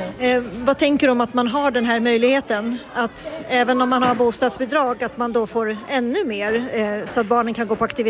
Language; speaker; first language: Swedish; native; Swedish